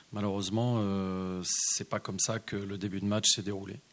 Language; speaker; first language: French; native; French